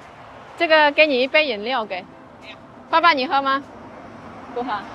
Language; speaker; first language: Chinese; non-native, fluent; Indonesian